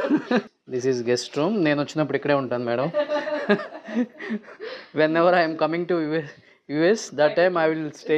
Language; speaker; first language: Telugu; native; Telugu